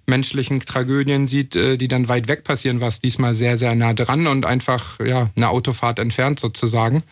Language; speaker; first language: German; native; German